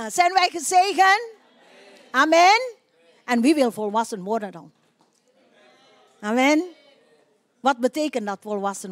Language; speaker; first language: Dutch; non-native, fluent; Indonesian